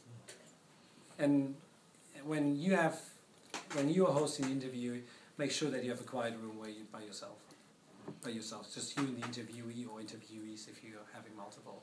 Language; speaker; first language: English; non-native, fluent; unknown